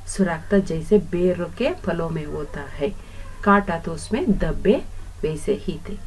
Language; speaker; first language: Hindi; non-native, local second language; Kannada